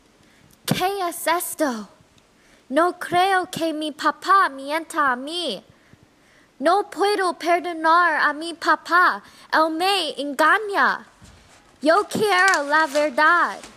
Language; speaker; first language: Spanish; non-native, learner; English